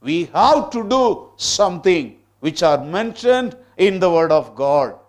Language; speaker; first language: English; non-native, local second language; Tamil